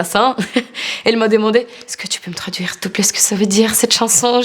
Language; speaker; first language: French; non-native, fluent; Ukrainian